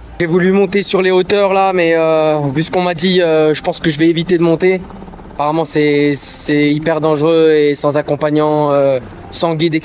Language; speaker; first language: French; native; French